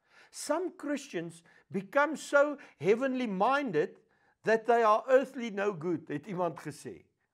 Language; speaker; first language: English; non-native, local second language; Afrikaans